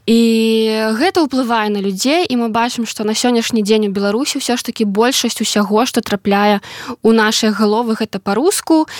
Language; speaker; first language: Belarusian; non-native, local second language; Russian